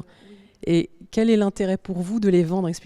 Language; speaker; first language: French; native; French